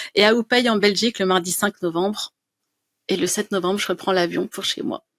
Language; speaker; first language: French; native; French